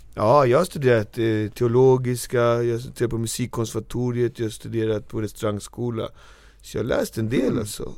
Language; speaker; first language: Swedish; native; Swedish